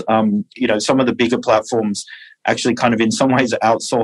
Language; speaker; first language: English; native; English